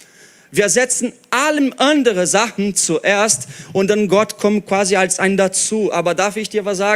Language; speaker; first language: German; non-native, fluent; Portuguese